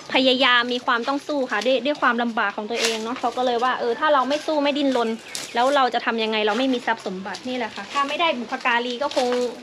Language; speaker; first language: Thai; non-native, local second language; Khmer